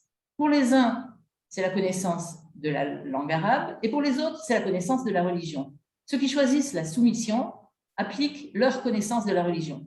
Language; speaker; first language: French; native; French